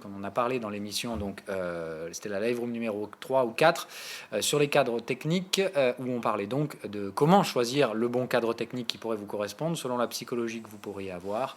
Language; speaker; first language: French; native; French